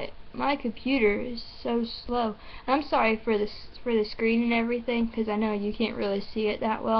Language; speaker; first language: English; native; English